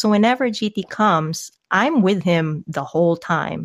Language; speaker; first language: English; non-native, local second language; Filipino